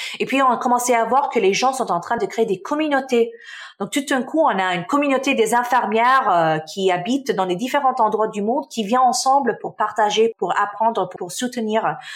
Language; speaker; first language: French; non-native, local second language; Arabic